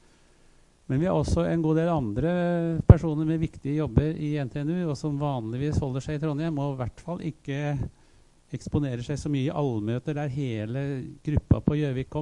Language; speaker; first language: Norwegian; native; Norwegian